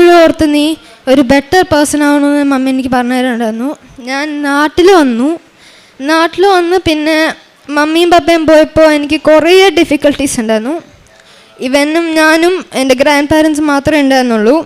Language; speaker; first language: Malayalam; early bilingual, heritage; Malayalam